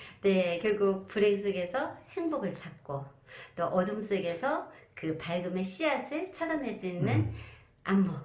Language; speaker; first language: Korean; native; Korean